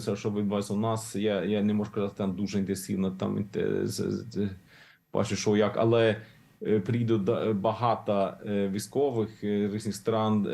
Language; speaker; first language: Ukrainian; non-native, learner; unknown